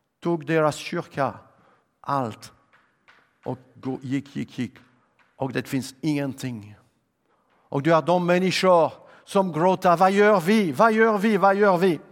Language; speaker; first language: Swedish; non-native, fluent; French